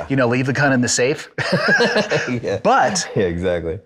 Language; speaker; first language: English; native; English